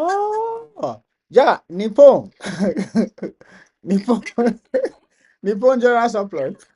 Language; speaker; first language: Japanese; non-native, learner; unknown